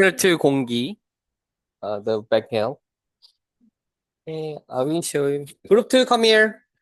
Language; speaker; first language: English; non-native, fluent; Korean